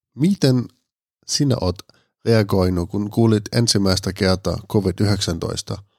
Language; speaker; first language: Finnish; non-native, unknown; German